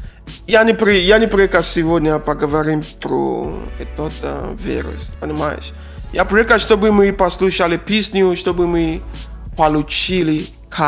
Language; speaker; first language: Russian; non-native, learner; Arabic